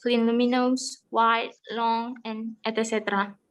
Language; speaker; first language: English; non-native, learner; Indonesian